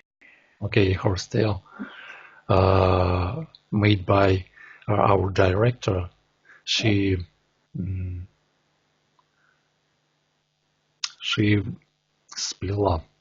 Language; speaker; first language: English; non-native, learner; Russian